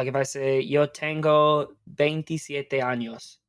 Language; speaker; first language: Spanish; non-native, fluent; English